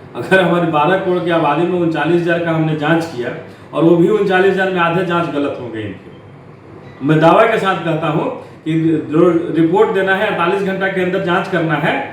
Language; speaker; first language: Hindi; native; Hindi